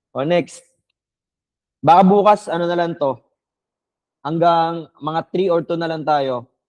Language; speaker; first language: Filipino; non-native, local second language; Bikol